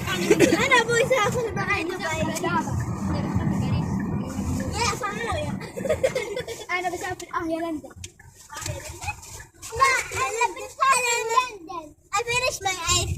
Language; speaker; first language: Arabic; native; Arabic